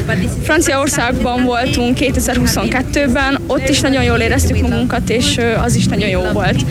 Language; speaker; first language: Hungarian; non-native, fluent; Spanish